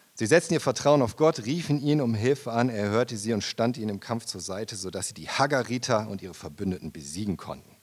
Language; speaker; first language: German; native; German